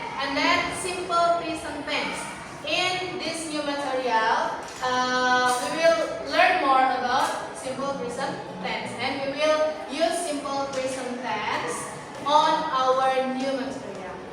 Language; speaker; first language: English; non-native, learner; Indonesian